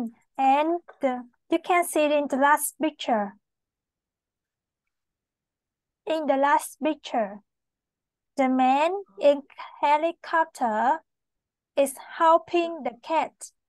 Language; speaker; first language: English; non-native, learner; Vietnamese